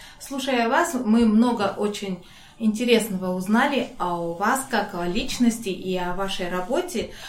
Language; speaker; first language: Russian; non-native, fluent; Korean